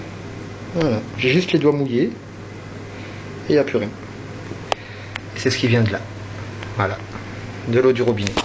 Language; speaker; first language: French; native; French